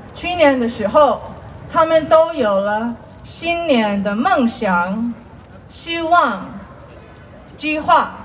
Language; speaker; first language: Chinese; non-native, fluent; Korean